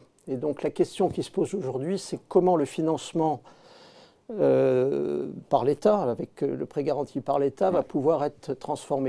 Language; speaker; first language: French; native; French